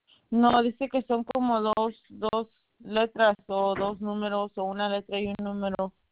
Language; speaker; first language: Spanish; early bilingual, heritage; Spanish